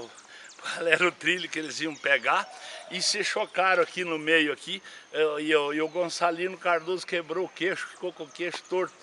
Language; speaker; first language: Portuguese; native; Portuguese